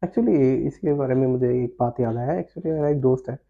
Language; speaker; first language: Hindi; non-native, local second language; Assamese